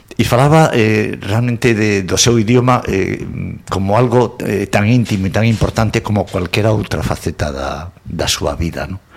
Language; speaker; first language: Galician; non-native, local second language; Spanish